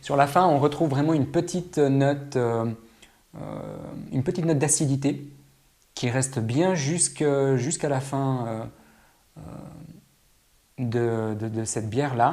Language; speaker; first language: French; native; French